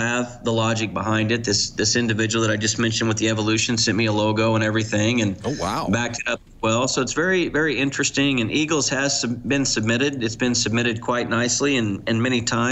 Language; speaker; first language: English; native; English